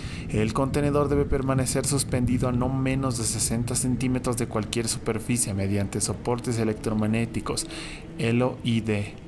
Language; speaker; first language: Spanish; native; Spanish